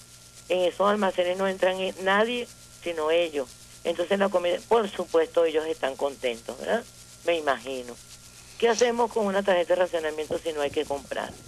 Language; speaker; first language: Spanish; native; Spanish